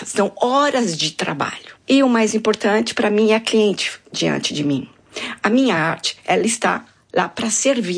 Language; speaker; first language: Portuguese; non-native, fluent; French